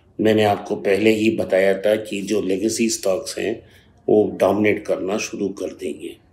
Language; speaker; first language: Hindi; non-native, local second language; Tamil